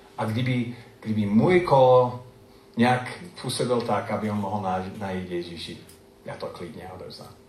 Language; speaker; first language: Czech; non-native, fluent; English